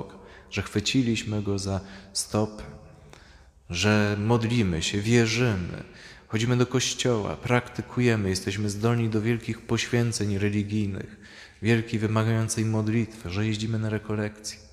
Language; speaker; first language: Polish; native; Polish